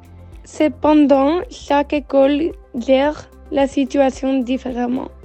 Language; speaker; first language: French; non-native, learner; English